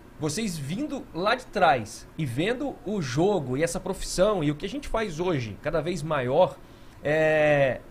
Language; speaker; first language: Portuguese; native; Portuguese